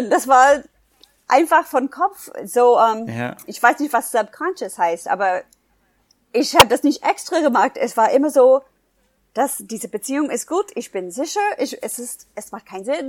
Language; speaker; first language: German; non-native, fluent; English